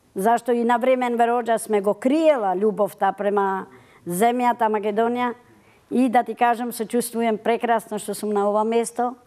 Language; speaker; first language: Macedonian; early bilingual, heritage; Macedonian